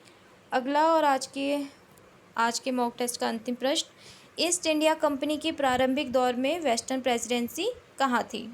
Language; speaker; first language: Hindi; native; Hindi